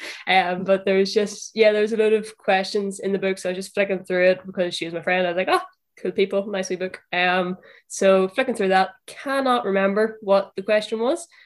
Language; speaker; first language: English; native; English